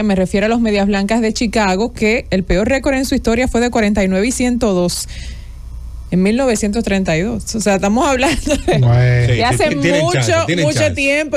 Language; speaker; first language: Spanish; native; Spanish